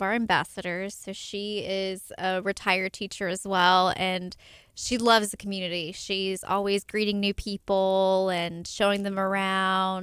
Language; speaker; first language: English; native; English